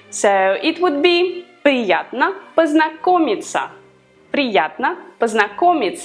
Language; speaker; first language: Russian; non-native, fluent; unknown